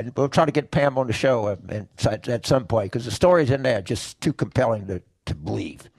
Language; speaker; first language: English; native; English